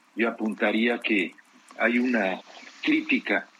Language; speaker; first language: Spanish; native; Spanish